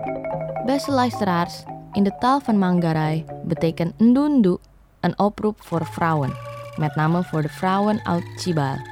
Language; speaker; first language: Dutch; non-native, fluent; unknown